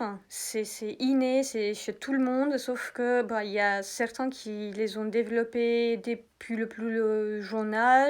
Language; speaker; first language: French; native; French